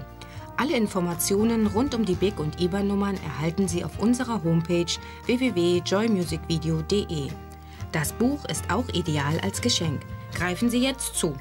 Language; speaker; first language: German; native; German